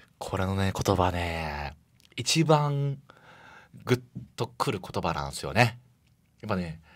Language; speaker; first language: Japanese; native; Japanese